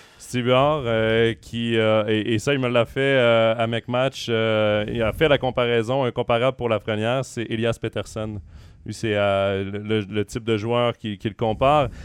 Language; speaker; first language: French; native; French